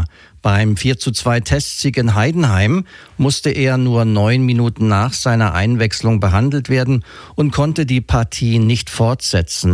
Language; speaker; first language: German; native; German